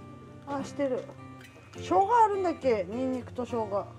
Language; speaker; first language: Mongolian; non-native, fluent; Japanese